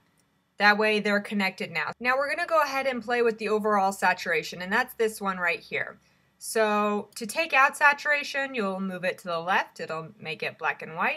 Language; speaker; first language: English; native; English